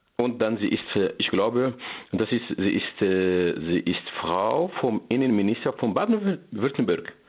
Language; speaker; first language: German; non-native, learner; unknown